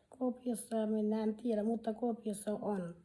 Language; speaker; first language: Finnish; non-native, learner; Bangla